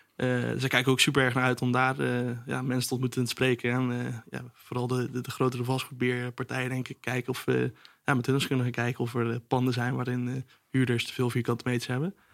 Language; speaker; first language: Dutch; native; Dutch